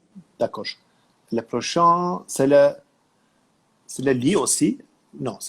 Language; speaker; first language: French; non-native, learner; Turkish